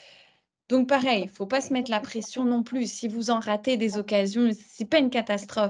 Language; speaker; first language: French; native; French